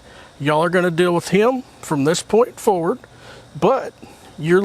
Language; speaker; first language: English; native; English